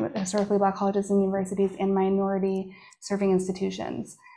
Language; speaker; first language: English; native; English